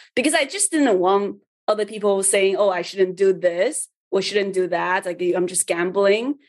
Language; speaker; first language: English; early bilingual, other home language; Chinese